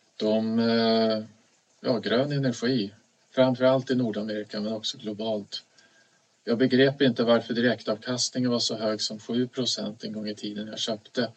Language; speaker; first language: Swedish; native; Swedish